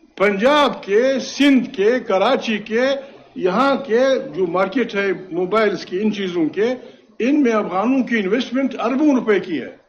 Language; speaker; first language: Urdu; non-native, local second language; Pashto